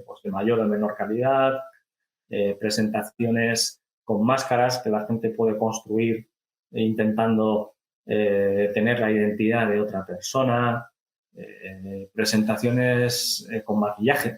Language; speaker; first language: Spanish; native; Spanish